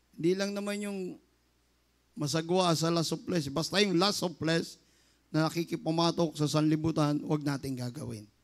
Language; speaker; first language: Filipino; native; Filipino